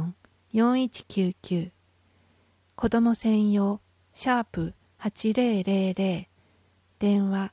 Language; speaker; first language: Japanese; native; Japanese